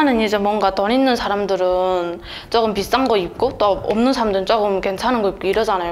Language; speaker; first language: Korean; native; Korean